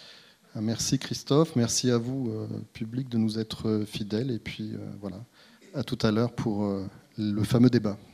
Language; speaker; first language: French; native; French